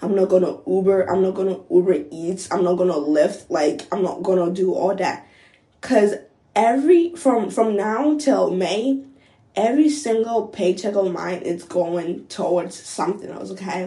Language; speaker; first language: English; non-native, local second language; Akan